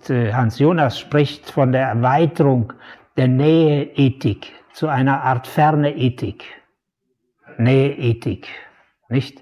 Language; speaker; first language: German; native; German